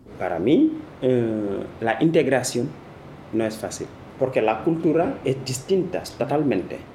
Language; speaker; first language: Spanish; non-native, fluent; Wolof